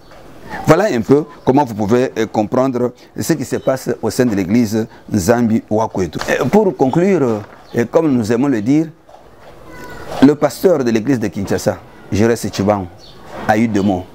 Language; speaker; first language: French; non-native, local second language; Luba-Lulua